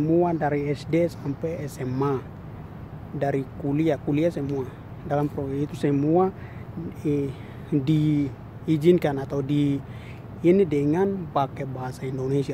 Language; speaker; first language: Indonesian; non-native, local second language; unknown